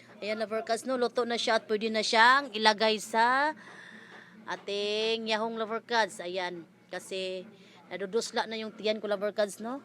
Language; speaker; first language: Filipino; non-native, local second language; Cebuano